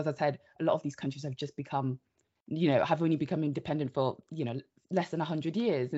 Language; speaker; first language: English; native; English